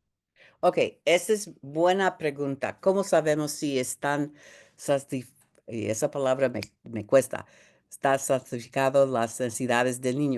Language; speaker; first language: Spanish; early bilingual, heritage; Spanish